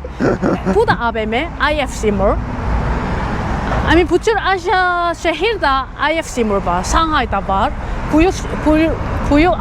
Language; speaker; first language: Turkish; non-native, learner; Korean